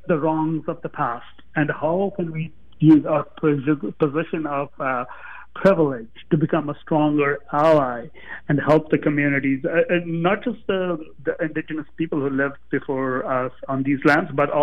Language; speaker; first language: English; non-native, local second language; Punjabi